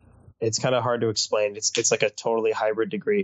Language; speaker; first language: English; native; English